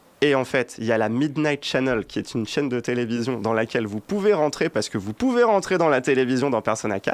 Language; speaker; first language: French; native; French